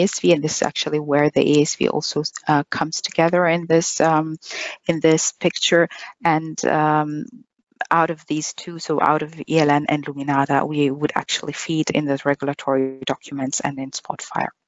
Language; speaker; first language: English; non-native, fluent; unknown